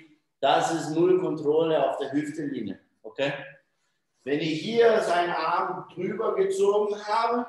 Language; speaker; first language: German; non-native, fluent; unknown